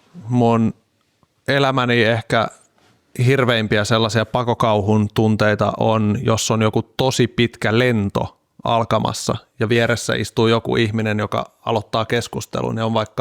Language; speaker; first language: Finnish; native; Finnish